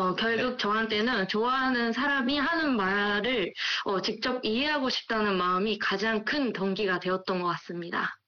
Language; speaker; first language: Korean; non-native, fluent; Japanese